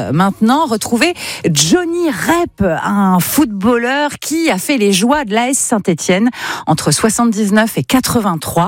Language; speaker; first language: French; native; French